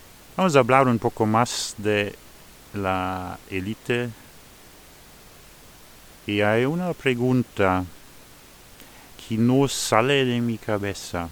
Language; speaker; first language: Spanish; non-native, fluent; Luxembourgish